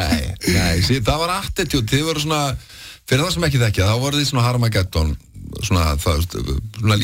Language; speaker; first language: Icelandic; native; Icelandic